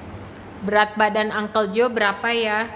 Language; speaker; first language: Indonesian; native; Indonesian